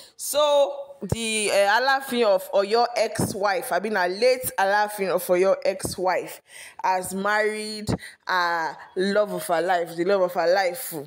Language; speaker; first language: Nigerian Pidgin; non-native, local second language; Yoruba